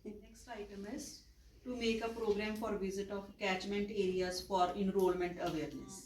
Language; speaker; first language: English; non-native, local second language; Punjabi